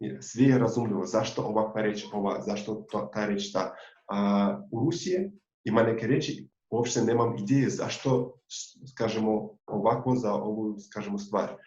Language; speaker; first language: Bosnian; non-native, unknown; Tatar